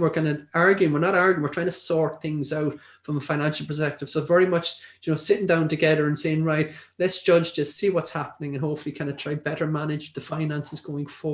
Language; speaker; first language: English; native; English